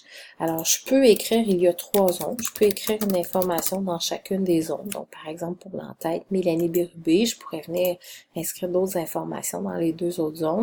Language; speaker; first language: French; native; French